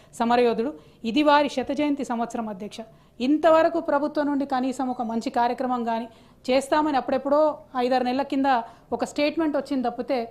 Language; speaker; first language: Telugu; native; Telugu